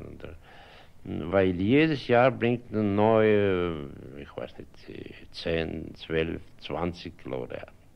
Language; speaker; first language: German; non-native, fluent; Russian